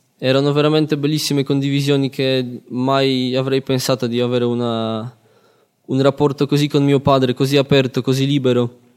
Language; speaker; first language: Italian; non-native, fluent; Polish